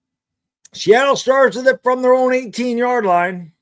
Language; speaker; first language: English; native; English